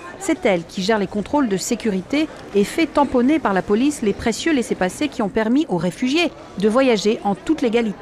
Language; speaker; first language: French; native; French